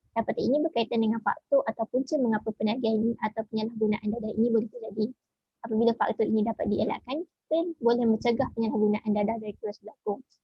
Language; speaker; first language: Malay; native; Malay